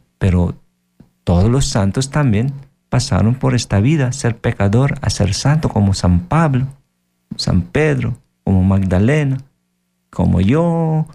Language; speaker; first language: Spanish; non-native, fluent; Filipino